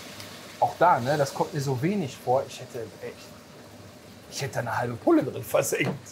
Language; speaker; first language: German; native; German